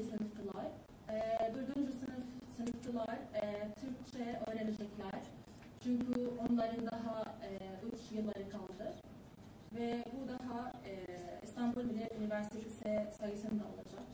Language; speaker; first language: Turkish; non-native, learner; Arabic